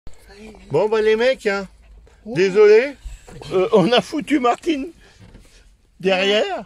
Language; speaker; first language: French; native; French